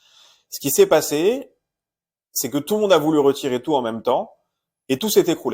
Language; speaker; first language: French; native; French